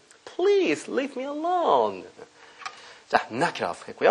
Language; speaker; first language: English; non-native, fluent; Korean